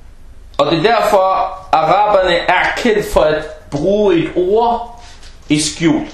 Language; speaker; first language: Danish; non-native, fluent; Arabic